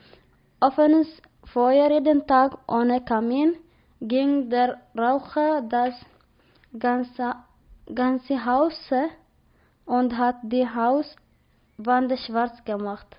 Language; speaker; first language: German; non-native, learner; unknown